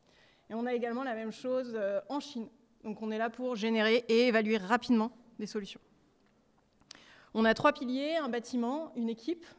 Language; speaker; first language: French; native; French